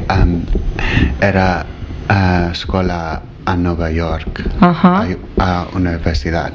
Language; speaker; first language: Catalan; non-native, learner; English